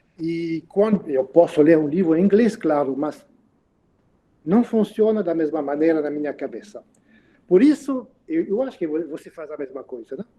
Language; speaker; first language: Portuguese; non-native, fluent; French